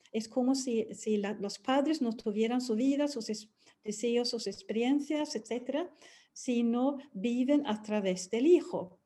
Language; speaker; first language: Spanish; non-native, fluent; Swedish